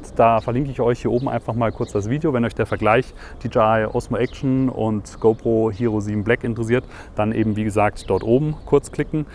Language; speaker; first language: German; native; German